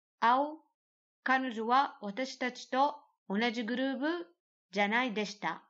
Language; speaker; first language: Japanese; non-native, learner; Arabic